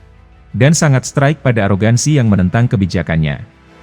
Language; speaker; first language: Indonesian; native; Indonesian